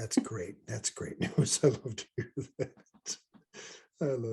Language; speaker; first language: English; native; English